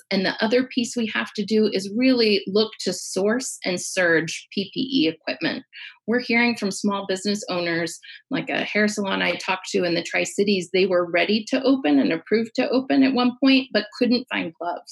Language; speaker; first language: English; native; English